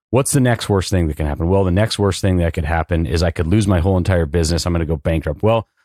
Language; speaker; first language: English; native; English